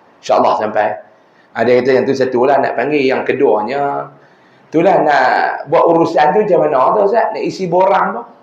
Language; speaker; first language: Malay; native; Malay